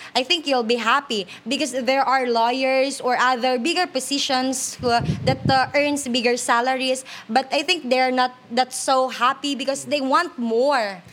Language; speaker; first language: English; non-native, local second language; Hiligaynon